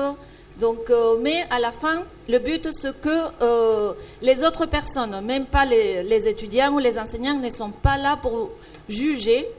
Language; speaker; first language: French; non-native, fluent; Spanish